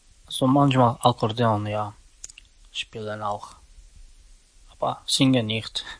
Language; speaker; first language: German; non-native, learner; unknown